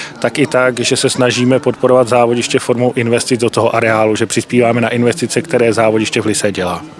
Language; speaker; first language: Czech; native; Czech